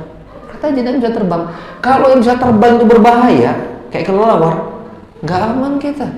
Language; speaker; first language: Indonesian; native; Indonesian